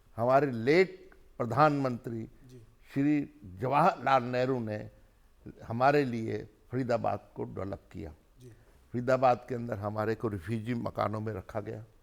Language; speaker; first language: Hindi; early bilingual, other home language; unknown